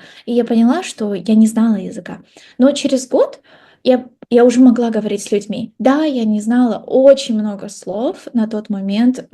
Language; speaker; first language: Russian; non-native, local second language; Kazakh